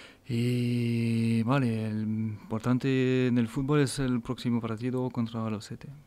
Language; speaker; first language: Spanish; non-native, fluent; French